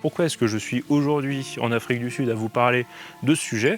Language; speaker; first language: French; native; French